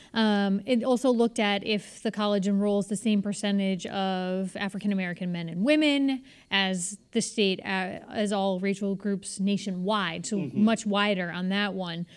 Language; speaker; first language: English; native; English